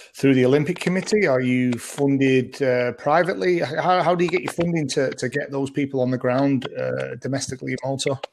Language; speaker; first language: English; early bilingual, other home language; Maltese